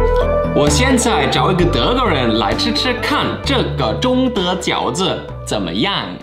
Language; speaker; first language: Chinese; non-native, fluent; German